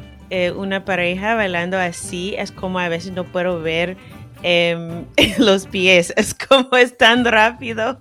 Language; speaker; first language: Spanish; non-native, fluent; English